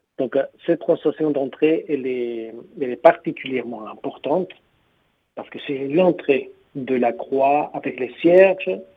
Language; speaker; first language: French; non-native, fluent; Spanish